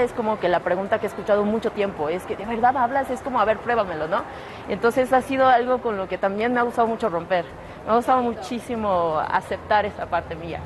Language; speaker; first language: Spanish; non-native, local second language; Yucateco